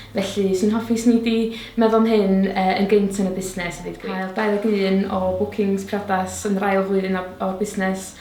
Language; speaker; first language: Welsh; native; Welsh